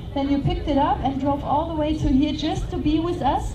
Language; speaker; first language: English; native; English